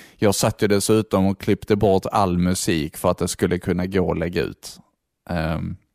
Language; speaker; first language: Swedish; native; Swedish